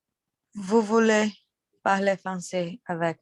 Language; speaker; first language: French; non-native, learner; Portuguese